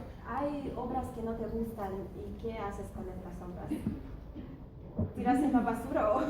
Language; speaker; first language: Spanish; non-native, learner; Russian